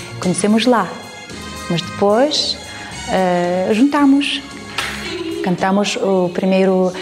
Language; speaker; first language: Portuguese; non-native, learner; Ukrainian